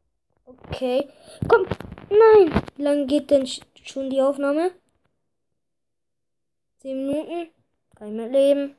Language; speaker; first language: German; early bilingual, other home language; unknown